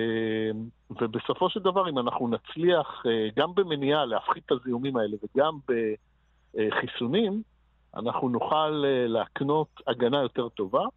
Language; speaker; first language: Hebrew; native; Hebrew